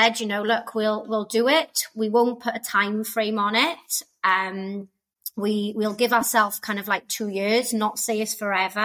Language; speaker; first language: English; native; English